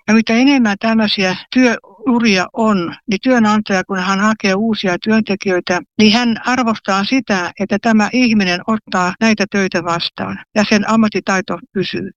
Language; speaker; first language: Finnish; native; Finnish